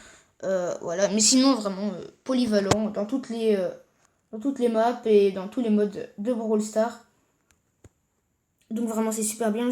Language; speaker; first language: French; native; French